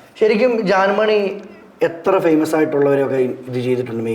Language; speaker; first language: Malayalam; native; Malayalam